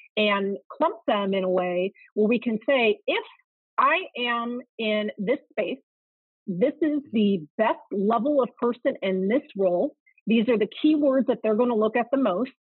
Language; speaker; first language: English; native; English